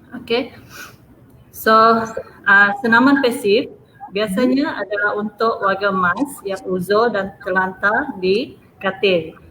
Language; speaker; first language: Malay; non-native, local second language; Iban